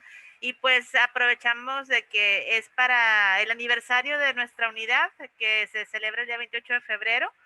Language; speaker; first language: Spanish; native; Spanish